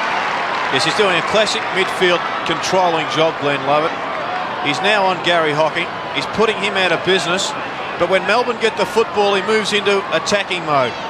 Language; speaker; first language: English; native; English